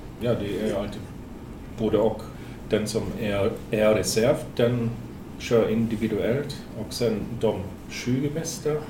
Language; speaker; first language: Swedish; non-native, fluent; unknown